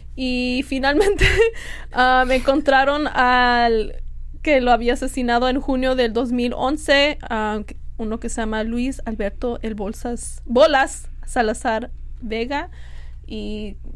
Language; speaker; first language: Spanish; early bilingual, heritage; Spanish